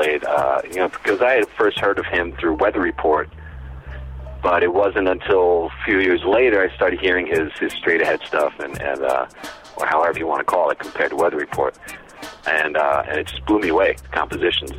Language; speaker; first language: English; native; English